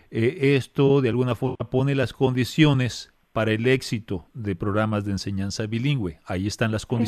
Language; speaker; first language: Spanish; native; Spanish